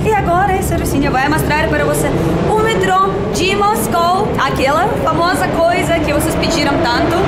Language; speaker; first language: Portuguese; non-native, learner; Russian